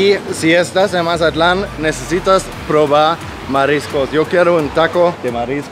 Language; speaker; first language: Spanish; non-native, learner; German